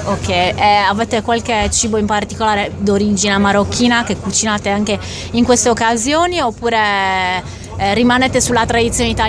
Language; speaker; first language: Italian; native; Italian